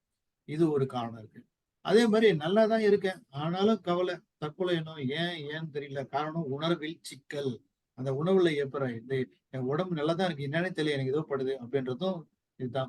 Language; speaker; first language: Tamil; native; Tamil